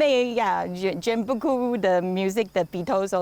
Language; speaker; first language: French; non-native, learner; Chinese